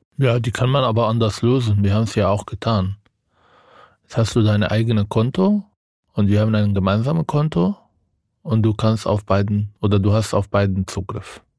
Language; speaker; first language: German; non-native, fluent; Arabic